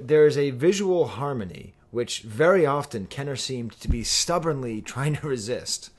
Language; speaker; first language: English; native; English